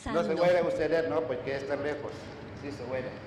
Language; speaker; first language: Spanish; non-native, learner; Thai